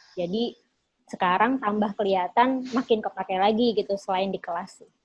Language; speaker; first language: Indonesian; native; Indonesian